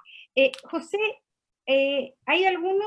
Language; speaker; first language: Spanish; native; Spanish